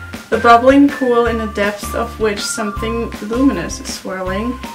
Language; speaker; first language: English; non-native, fluent; German